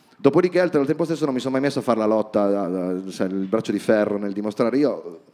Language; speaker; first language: Italian; native; Italian